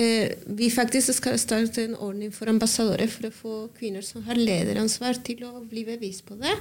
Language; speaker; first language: Norwegian; non-native, learner; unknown